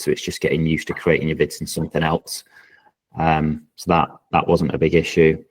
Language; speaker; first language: English; native; English